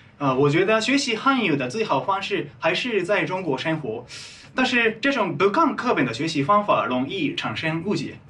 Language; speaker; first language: Chinese; non-native, fluent; Japanese